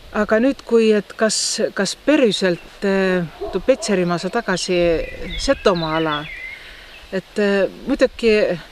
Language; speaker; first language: Estonian; native; Estonian